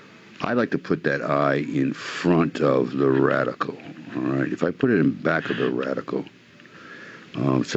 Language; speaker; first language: English; native; English